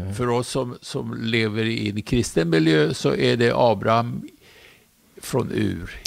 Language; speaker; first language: Swedish; native; Swedish